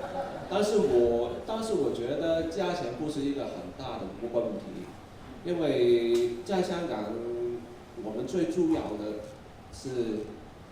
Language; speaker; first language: Chinese; non-native, local second language; Cantonese